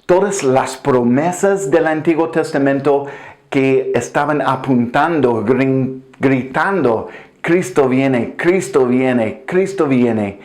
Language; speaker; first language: Spanish; non-native, fluent; English